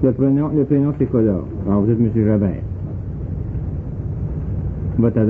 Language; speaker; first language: French; native; French